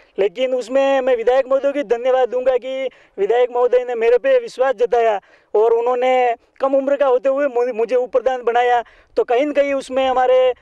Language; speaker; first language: Hindi; native; Hindi